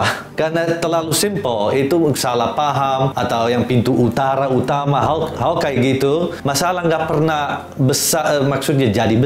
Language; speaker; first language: Indonesian; non-native, fluent; Dutch